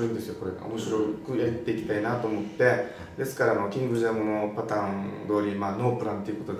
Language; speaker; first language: Japanese; native; Japanese